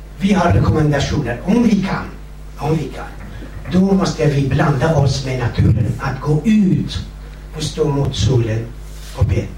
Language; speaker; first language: Swedish; non-native, fluent; Kurdish